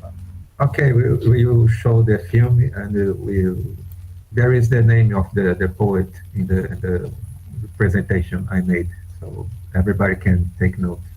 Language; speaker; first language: English; non-native, fluent; Portuguese